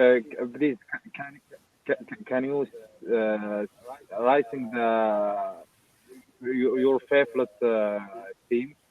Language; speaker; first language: English; non-native, learner; Arabic